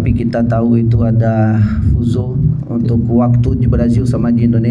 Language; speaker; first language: Indonesian; non-native, fluent; Portuguese